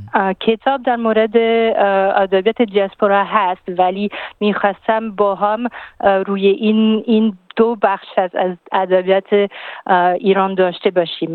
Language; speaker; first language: Persian; non-native, fluent; French